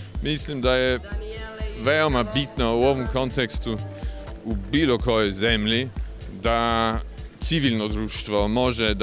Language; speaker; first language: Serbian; non-native, fluent; English